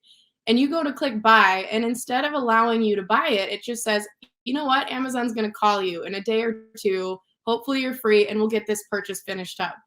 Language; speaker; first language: English; native; English